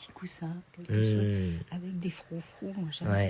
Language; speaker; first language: French; native; French